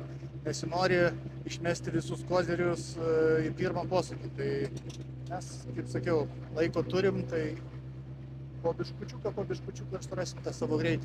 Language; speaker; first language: Lithuanian; native; Lithuanian